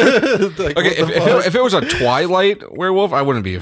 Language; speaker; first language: English; native; English